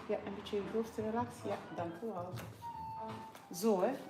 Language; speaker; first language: Dutch; non-native, fluent; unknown